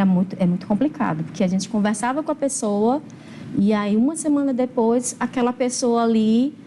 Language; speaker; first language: Portuguese; native; Portuguese